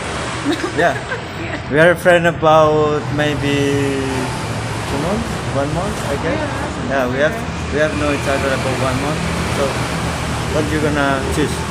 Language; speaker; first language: English; non-native, learner; Indonesian